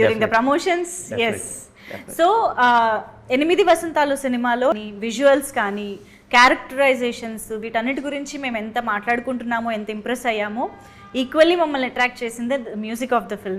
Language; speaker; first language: Telugu; native; Telugu